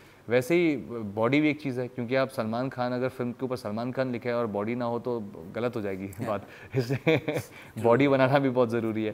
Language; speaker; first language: Hindi; native; Hindi